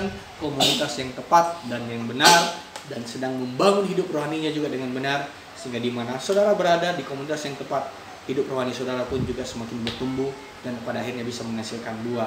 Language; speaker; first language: Indonesian; native; Indonesian